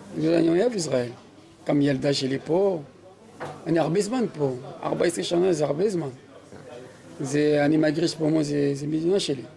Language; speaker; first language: Hebrew; non-native, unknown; French